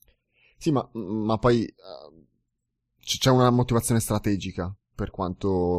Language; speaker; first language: Italian; native; Italian